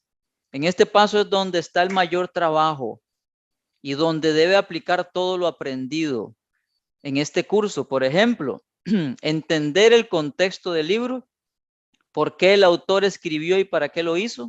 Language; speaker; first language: Spanish; native; Spanish